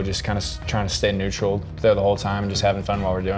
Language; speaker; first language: English; native; English